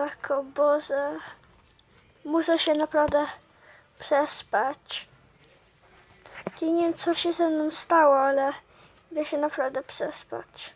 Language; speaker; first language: Polish; early bilingual, heritage; Polish